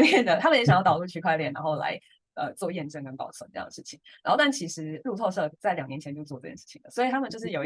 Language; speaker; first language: Chinese; native; Chinese